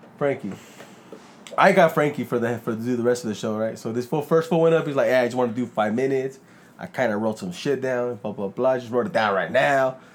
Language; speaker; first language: English; early bilingual, other home language; Spanish